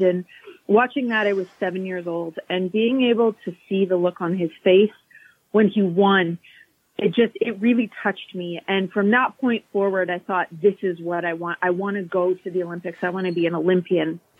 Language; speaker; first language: English; native; English